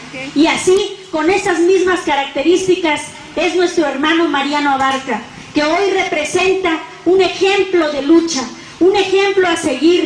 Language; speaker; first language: Spanish; native; Spanish